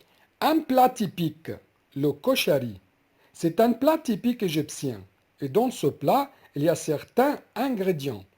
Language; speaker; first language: French; non-native, fluent; Arabic